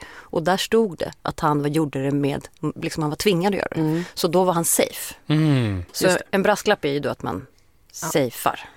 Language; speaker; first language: Swedish; native; Swedish